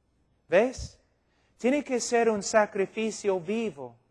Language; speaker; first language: Spanish; non-native, fluent; English